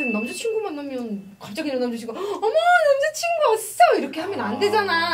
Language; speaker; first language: Korean; non-native, fluent; Arabic